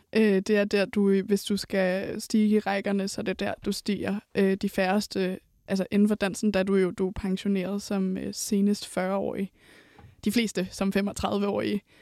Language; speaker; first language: Danish; native; Danish